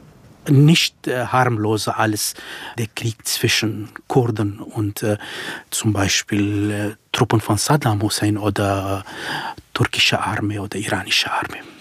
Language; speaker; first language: German; non-native, fluent; Central Kurdish